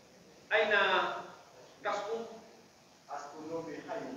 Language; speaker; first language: Arabic; non-native, learner; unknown